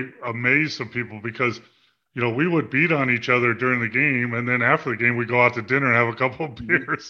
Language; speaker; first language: English; native; English